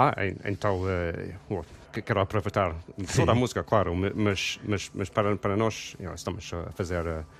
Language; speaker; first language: Portuguese; non-native, learner; English